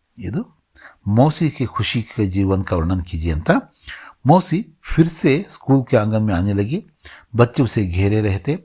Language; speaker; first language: Hindi; non-native, local second language; Kannada